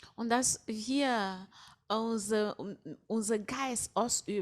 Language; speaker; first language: German; non-native, fluent; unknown